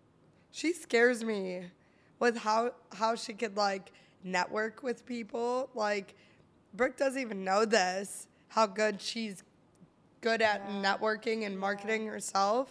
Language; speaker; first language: English; native; English